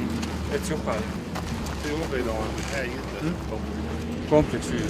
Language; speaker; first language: Russian; non-native, local second language; Chechen